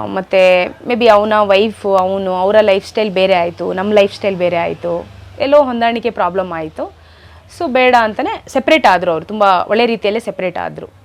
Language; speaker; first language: Kannada; non-native, local second language; Urdu